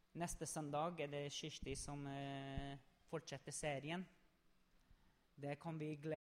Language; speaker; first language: Norwegian; non-native, fluent; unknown